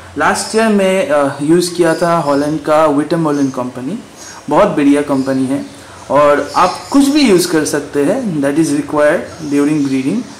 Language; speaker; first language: Hindi; non-native, local second language; Bangla